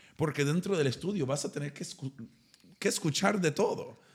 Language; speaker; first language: Spanish; early bilingual, heritage; Spanish